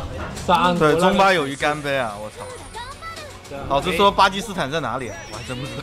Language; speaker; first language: Chinese; native; Chinese